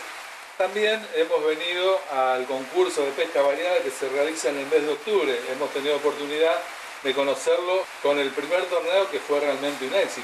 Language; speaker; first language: Spanish; native; Spanish